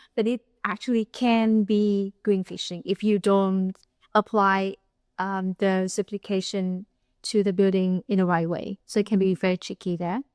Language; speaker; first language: English; non-native, fluent; Vietnamese